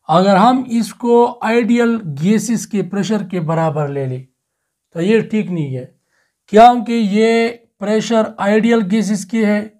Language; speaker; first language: Urdu; non-native, local second language; Pashto